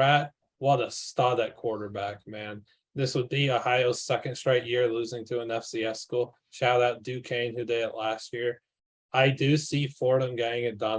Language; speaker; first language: English; native; English